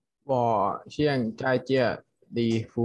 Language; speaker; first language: Chinese; non-native, learner; Thai